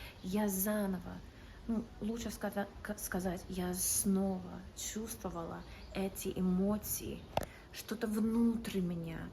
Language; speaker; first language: Russian; non-native, fluent; English